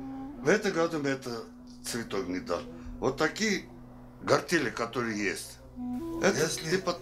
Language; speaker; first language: Russian; non-native, learner; Armenian